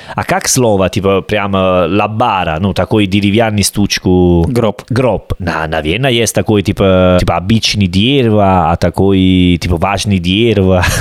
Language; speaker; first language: Russian; non-native, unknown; Italian